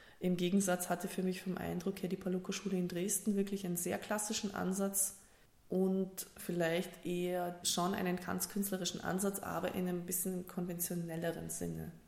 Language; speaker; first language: German; early bilingual, other home language; Russian